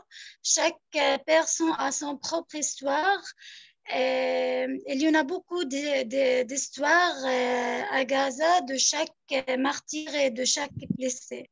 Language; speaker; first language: French; non-native, fluent; Arabic